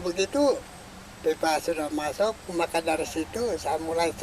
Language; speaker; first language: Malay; non-native, local second language; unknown